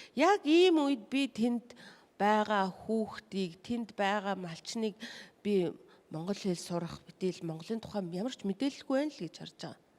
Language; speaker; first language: Mongolian; non-native, local second language; Kazakh